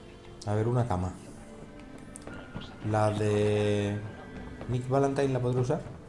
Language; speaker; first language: Spanish; native; Spanish